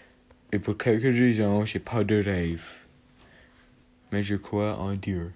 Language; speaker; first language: French; non-native, learner; English